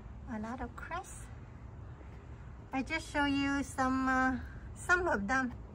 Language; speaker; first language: English; non-native, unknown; Vietnamese